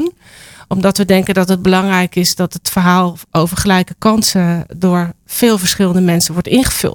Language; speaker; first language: Dutch; native; Dutch